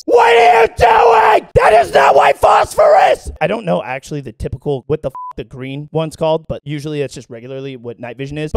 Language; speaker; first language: English; native; English